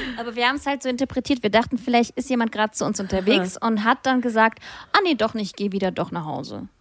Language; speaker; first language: German; early bilingual, other home language; Russian